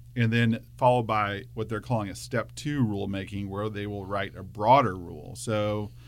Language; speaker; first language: English; native; English